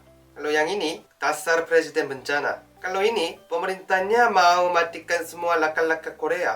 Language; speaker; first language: Indonesian; non-native, learner; Korean